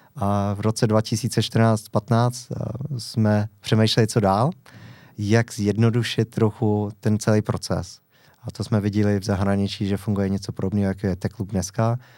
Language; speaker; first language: Czech; non-native, fluent; English